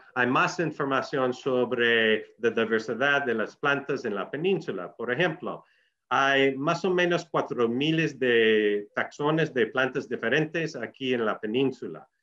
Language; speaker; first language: Spanish; non-native, learner; English